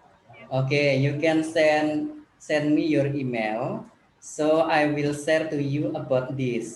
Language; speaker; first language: English; non-native, learner; Indonesian